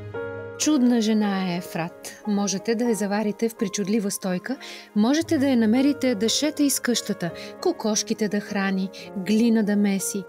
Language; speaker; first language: Bulgarian; native; Bulgarian